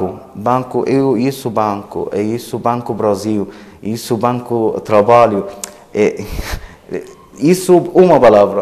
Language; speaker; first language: Portuguese; non-native, learner; Arabic